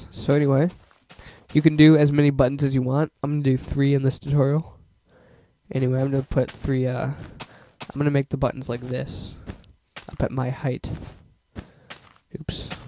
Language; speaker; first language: English; native; English